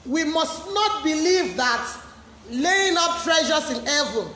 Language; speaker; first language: English; non-native, local second language; Yoruba